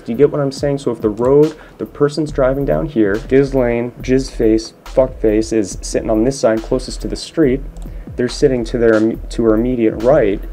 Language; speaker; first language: English; native; English